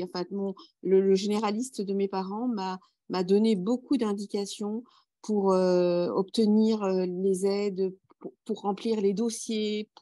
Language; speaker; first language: French; native; French